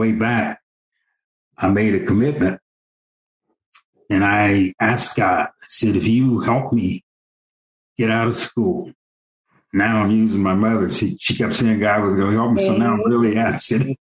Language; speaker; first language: English; native; English